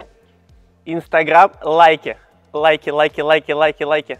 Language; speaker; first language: Russian; native; Russian